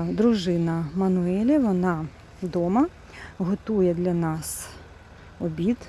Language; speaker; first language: Ukrainian; native; Ukrainian